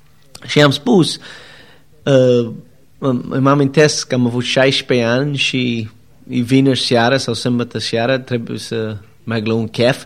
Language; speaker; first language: Romanian; non-native, learner; English